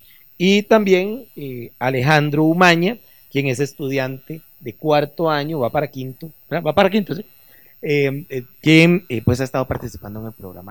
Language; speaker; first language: Spanish; native; Spanish